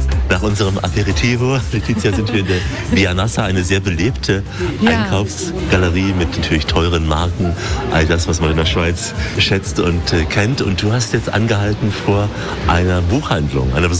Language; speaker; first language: German; native; German